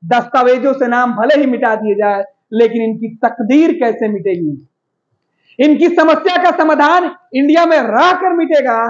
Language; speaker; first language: Hindi; native; Hindi